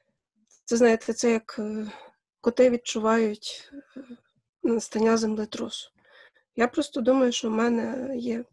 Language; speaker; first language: Ukrainian; native; Ukrainian